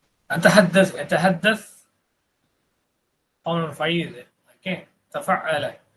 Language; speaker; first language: English; non-native, local second language; Tamil